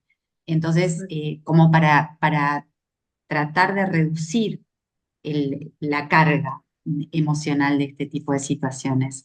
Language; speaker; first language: Spanish; native; Spanish